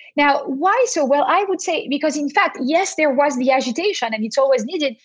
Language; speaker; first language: English; non-native, fluent; French